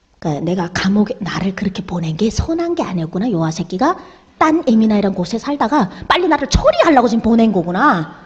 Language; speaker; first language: Korean; native; Korean